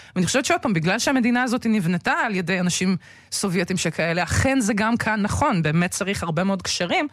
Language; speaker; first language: Hebrew; early bilingual, other home language; Russian